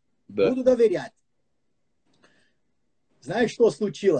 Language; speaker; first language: Russian; non-native, fluent; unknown